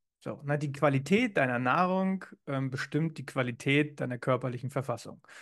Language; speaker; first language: German; native; German